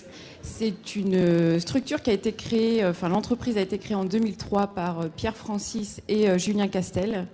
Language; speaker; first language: French; native; French